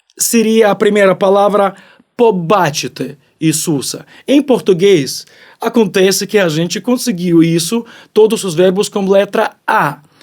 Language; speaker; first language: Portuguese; non-native, fluent; Ukrainian